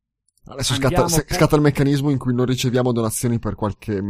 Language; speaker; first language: Italian; native; Italian